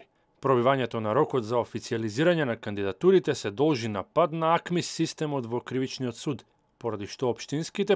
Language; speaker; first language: Macedonian; native; Macedonian